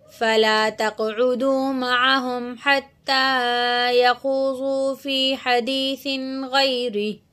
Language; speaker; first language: Arabic; non-native, learner; Urdu